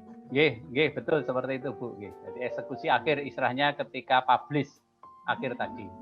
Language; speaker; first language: Indonesian; native; Indonesian